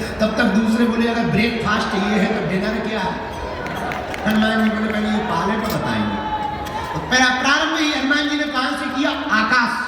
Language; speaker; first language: Hindi; native; Hindi